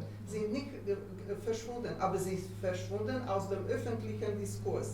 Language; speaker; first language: German; non-native, fluent; Slovak